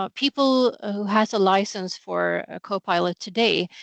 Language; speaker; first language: English; non-native, fluent; Swedish